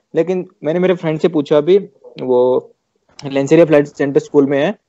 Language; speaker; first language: Hindi; native; Hindi